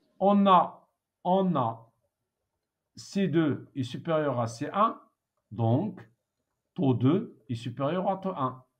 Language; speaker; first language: French; non-native, local second language; Arabic